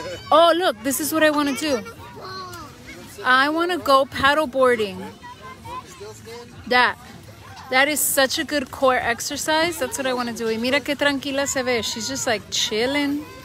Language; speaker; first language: English; early bilingual, other home language; Spanish